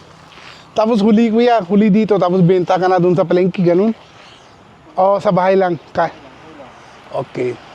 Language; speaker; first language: Filipino; non-native, learner; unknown